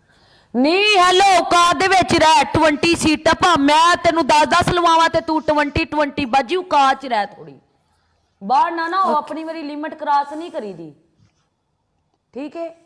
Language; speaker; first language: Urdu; non-native, local second language; Punjabi